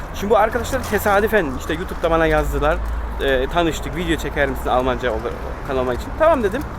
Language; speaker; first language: Turkish; early bilingual, heritage; Turkish